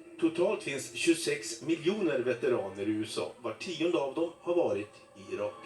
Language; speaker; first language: Swedish; native; Swedish